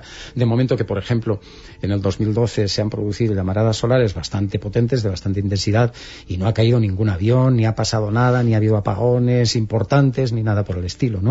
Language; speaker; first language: Spanish; native; Spanish